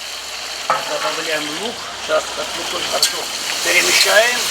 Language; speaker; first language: Russian; non-native, local second language; Tajik